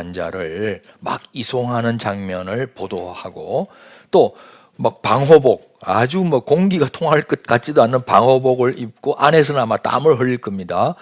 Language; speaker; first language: Korean; native; Korean